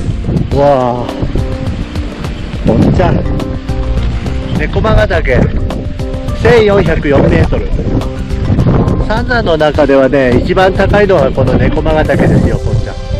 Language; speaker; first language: Japanese; native; Japanese